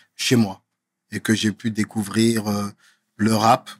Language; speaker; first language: French; native; French